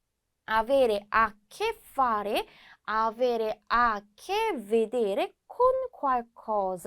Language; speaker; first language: Italian; non-native, fluent; Korean